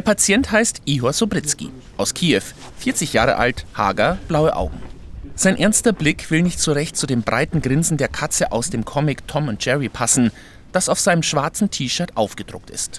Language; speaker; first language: German; native; German